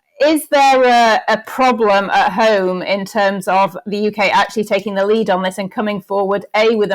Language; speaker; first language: English; native; English